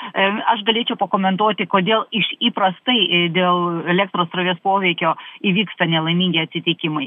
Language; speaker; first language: Lithuanian; native; Lithuanian